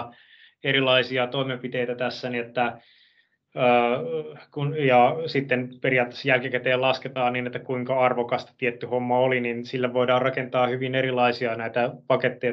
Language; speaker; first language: Finnish; native; Finnish